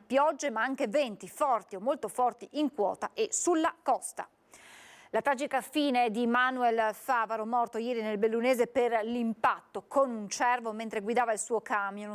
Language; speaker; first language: Italian; native; Italian